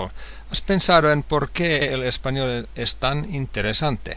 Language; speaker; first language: Spanish; non-native, fluent; Finnish